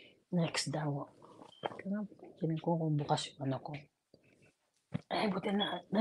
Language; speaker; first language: Filipino; native; Filipino